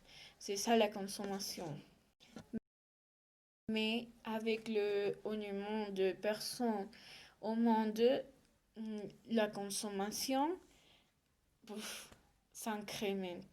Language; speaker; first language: French; non-native, learner; Spanish